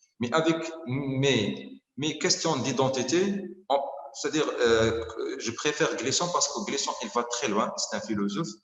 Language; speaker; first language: French; non-native, local second language; Arabic